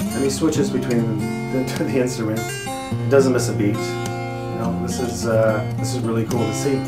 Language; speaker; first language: English; native; English